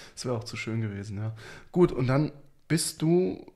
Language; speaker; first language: German; native; German